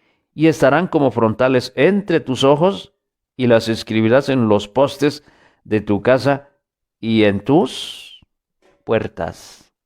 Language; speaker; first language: Spanish; native; Spanish